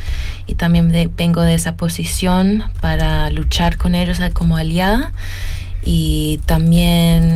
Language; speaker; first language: Spanish; early bilingual, heritage; Spanish